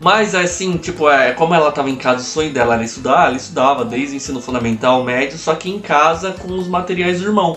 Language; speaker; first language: Portuguese; native; Portuguese